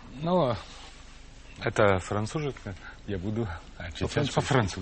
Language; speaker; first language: Russian; non-native, fluent; French